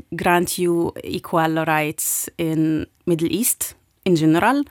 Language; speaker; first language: English; non-native, fluent; Arabic